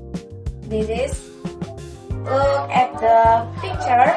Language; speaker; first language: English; non-native, learner; Indonesian